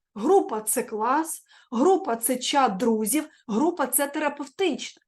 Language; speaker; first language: Ukrainian; non-native, local second language; Russian